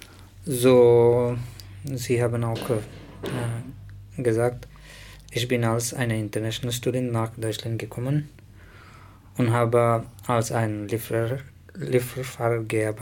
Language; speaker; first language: German; non-native, learner; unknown